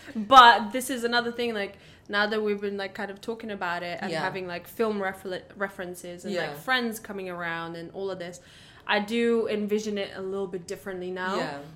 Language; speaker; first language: English; non-native, fluent; Latvian